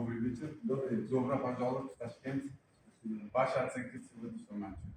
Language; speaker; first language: Russian; non-native, local second language; Uzbek